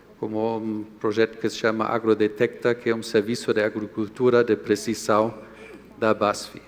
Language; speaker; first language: Portuguese; non-native, fluent; German